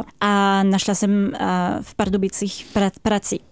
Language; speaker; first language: Czech; non-native, fluent; French